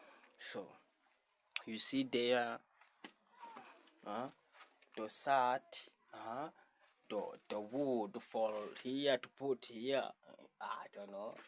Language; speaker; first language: English; non-native, learner; Rundi